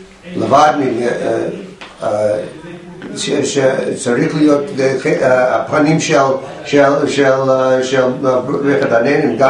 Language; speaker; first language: Hebrew; non-native, fluent; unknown